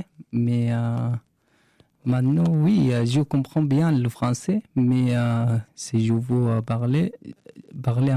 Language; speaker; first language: French; non-native, learner; Arabic